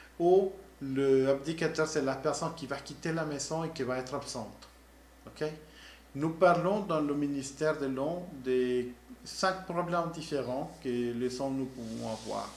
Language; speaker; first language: French; non-native, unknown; Spanish